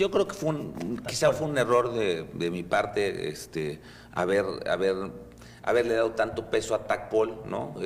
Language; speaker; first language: Spanish; native; Spanish